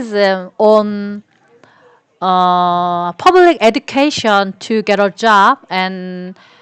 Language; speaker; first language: English; non-native, learner; Korean